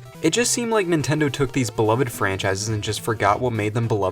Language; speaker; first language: English; native; English